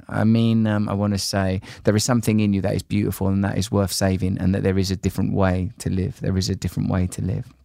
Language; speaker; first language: English; native; English